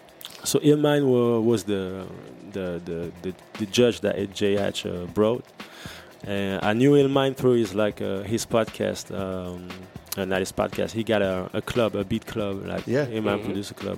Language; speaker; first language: English; non-native, fluent; French